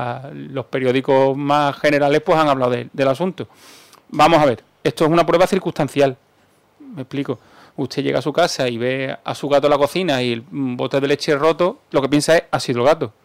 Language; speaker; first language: Spanish; native; Spanish